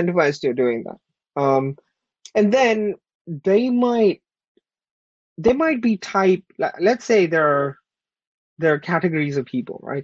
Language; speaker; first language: English; non-native, local second language; Urdu